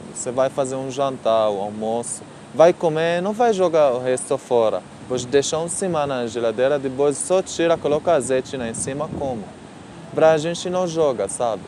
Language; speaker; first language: Portuguese; non-native, learner; Arabic